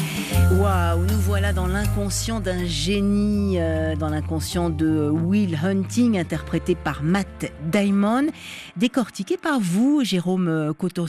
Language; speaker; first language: French; native; French